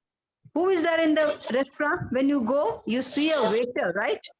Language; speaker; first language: English; non-native, local second language; Odia